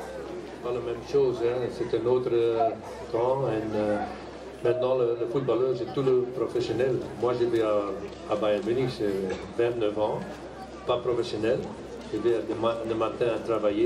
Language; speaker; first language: French; non-native, learner; Dutch